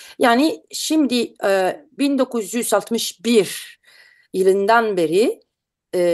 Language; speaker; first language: Turkish; non-native, learner; Italian